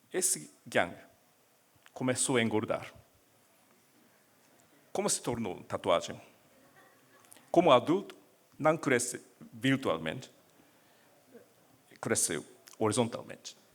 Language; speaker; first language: Portuguese; non-native, learner; Japanese